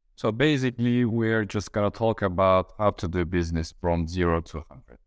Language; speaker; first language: English; non-native, fluent; Turkish